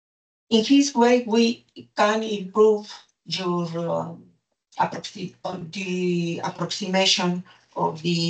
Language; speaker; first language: English; non-native, learner; Spanish